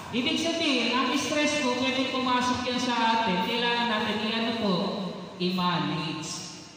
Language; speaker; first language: Filipino; non-native, local second language; Cebuano